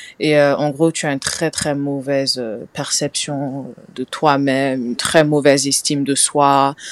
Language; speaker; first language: French; non-native, local second language; Wolof